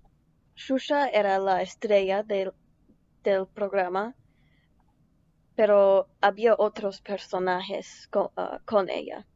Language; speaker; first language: Spanish; non-native, learner; English